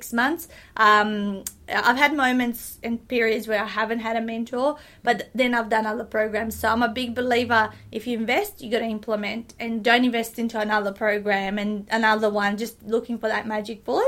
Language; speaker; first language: English; non-native, fluent; Macedonian